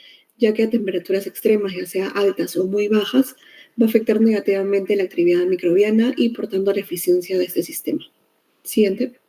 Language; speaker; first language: Spanish; native; Spanish